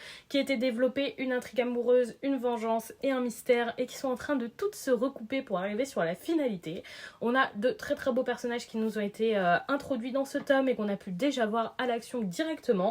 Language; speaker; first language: French; native; French